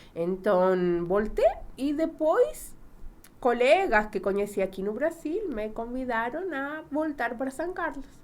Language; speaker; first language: Portuguese; non-native, fluent; Spanish